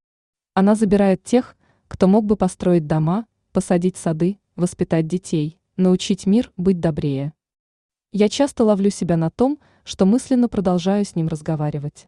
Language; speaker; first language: Russian; native; Russian